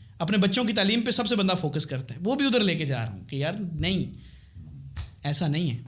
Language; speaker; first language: Urdu; non-native, local second language; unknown